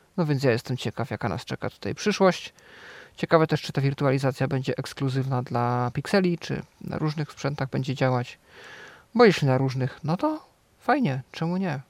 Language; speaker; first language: Polish; native; Polish